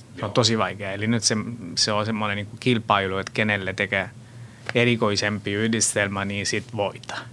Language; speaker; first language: Finnish; non-native, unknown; Italian